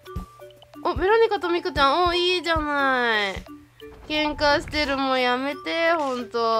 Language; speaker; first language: Japanese; native; Japanese